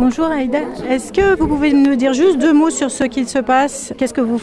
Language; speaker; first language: French; native; French